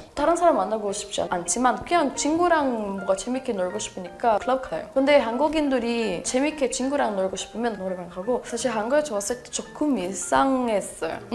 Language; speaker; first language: Korean; non-native, learner; English